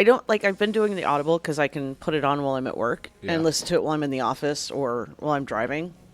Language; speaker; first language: English; native; English